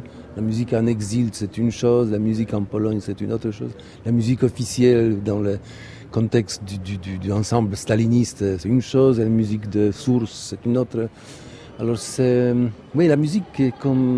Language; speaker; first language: French; non-native, fluent; Polish